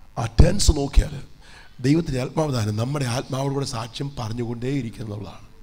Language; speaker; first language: Malayalam; early bilingual, heritage; Malayalam